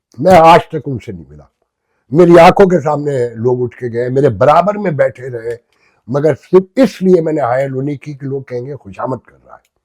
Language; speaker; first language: Urdu; native; Urdu